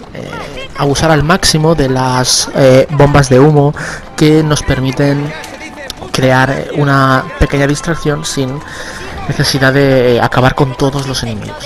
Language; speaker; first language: Spanish; native; Spanish